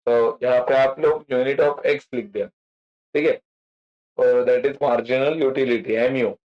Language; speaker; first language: Hindi; non-native, local second language; Marathi